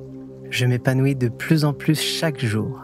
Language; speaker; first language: French; native; French